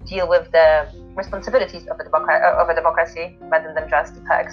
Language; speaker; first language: English; non-native, fluent; Polish